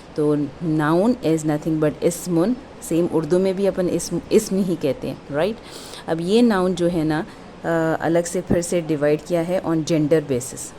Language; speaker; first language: Urdu; native; Urdu